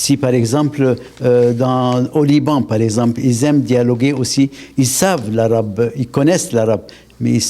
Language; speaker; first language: French; non-native, local second language; Arabic